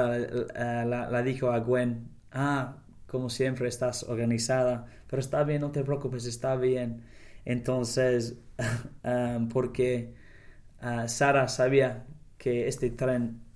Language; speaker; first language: Spanish; non-native, learner; English